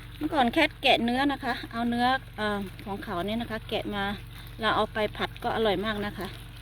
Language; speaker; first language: Thai; native; Thai